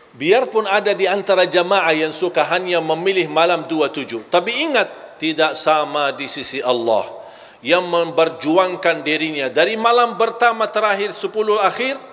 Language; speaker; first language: Malay; non-native, fluent; Arabic